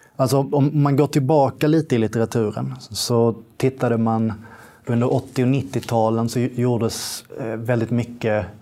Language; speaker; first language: Swedish; native; Swedish